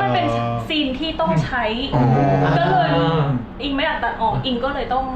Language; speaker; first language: Thai; native; Thai